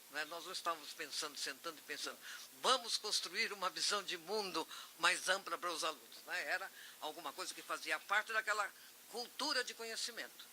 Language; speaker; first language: Portuguese; native; Portuguese